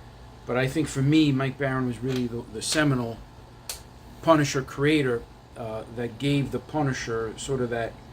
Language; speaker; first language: English; native; English